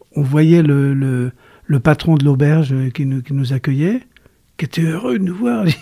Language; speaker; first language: French; native; French